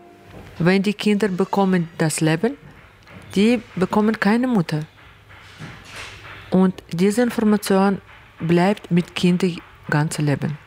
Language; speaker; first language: German; non-native, learner; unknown